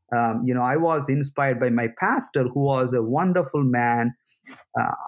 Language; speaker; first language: English; non-native, local second language; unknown